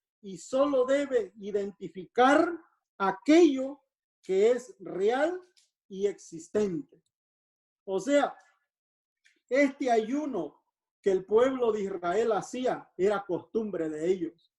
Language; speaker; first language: Spanish; native; Spanish